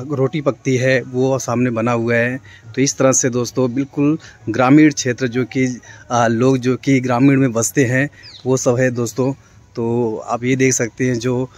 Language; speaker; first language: Hindi; native; Hindi